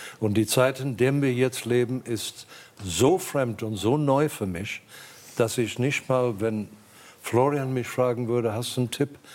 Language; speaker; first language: German; non-native, fluent; English